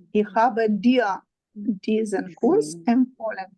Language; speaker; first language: German; non-native, learner; Ukrainian